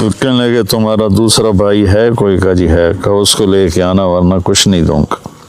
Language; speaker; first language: Urdu; non-native, local second language; Punjabi